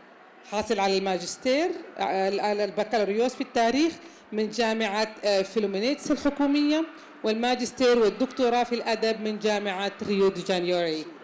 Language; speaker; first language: Arabic; native; Arabic